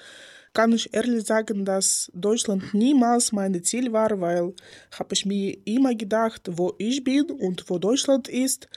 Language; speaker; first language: German; non-native, learner; Ukrainian